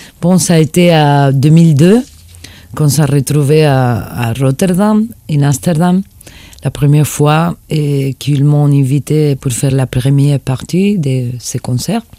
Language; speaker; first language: French; non-native, fluent; Spanish